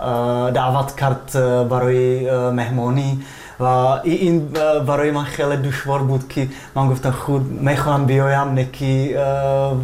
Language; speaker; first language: Persian; non-native, fluent; Czech